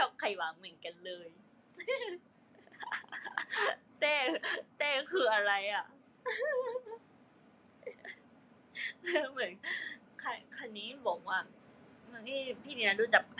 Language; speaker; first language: Thai; non-native, fluent; Japanese